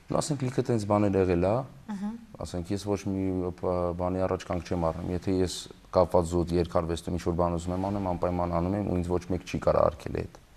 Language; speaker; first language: Armenian; native; Armenian